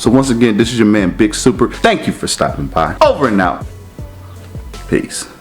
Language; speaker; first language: English; native; English